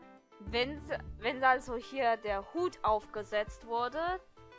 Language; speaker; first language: German; native; German